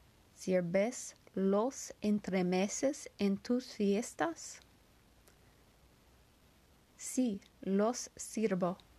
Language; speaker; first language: Spanish; non-native, learner; English